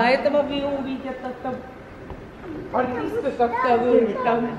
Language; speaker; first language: Russian; non-native, local second language; Estonian